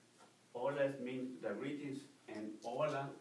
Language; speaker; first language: English; non-native, learner; Spanish